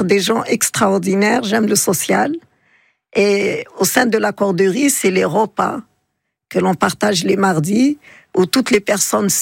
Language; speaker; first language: French; non-native, local second language; Arabic